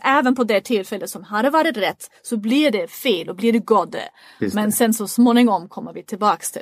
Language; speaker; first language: Swedish; non-native, fluent; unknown